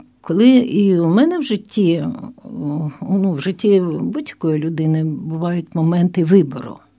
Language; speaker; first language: Ukrainian; non-native, local second language; Russian